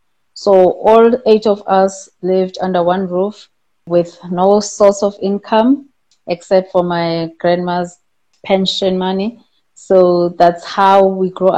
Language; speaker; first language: English; non-native, local second language; Xhosa